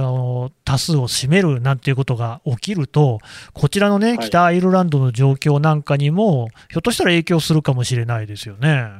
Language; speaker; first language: Japanese; native; Japanese